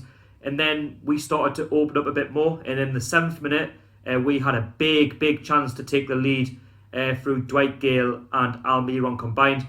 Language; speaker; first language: English; native; English